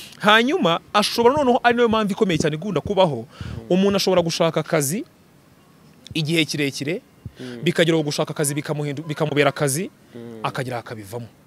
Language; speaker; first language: Kinyarwanda; native; Kinyarwanda